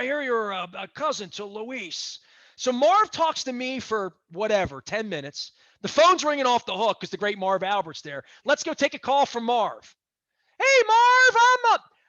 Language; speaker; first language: English; native; English